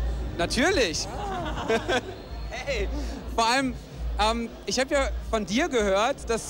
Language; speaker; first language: German; native; German